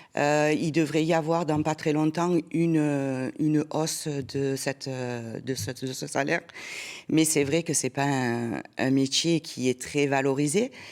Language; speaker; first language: French; native; French